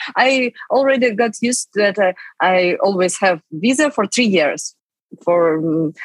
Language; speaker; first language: English; non-native, fluent; Russian